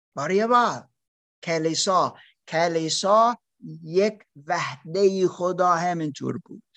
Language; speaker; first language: Persian; non-native, learner; German